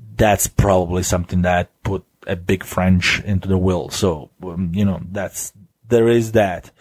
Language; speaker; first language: English; non-native, fluent; Italian